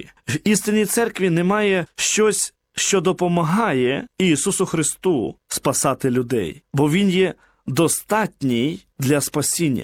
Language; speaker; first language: Ukrainian; native; Ukrainian